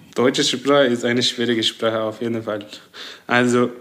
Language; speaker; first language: German; non-native, fluent; Turkish